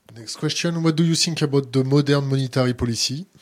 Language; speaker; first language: English; non-native, learner; French